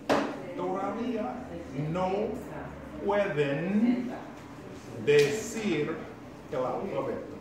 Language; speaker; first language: Spanish; non-native, fluent; English